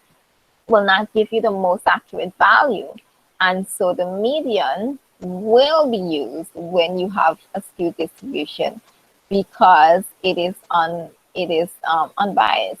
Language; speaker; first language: English; native; English